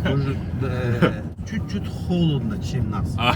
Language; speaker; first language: Russian; non-native, local second language; Uzbek